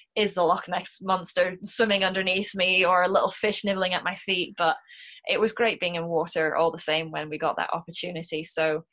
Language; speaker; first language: English; native; English